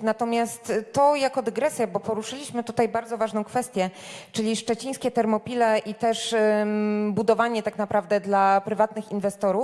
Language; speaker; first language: Polish; native; Polish